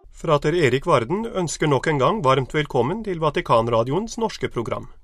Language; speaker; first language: Norwegian; native; Norwegian